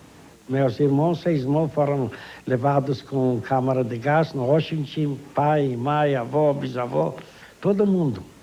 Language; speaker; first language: Portuguese; non-native, fluent; Polish